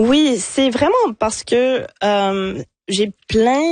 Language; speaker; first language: French; non-native, local second language; English